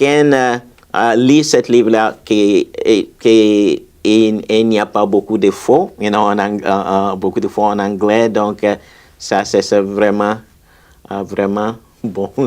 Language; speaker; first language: French; non-native, fluent; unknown